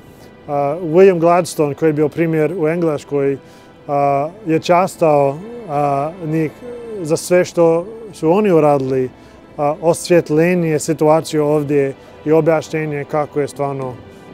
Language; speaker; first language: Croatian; non-native, learner; English